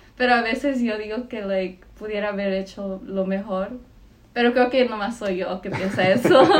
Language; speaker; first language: Spanish; early bilingual, heritage; Spanish